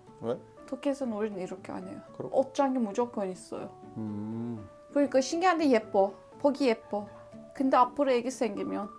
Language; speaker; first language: Korean; non-native, learner; Turkish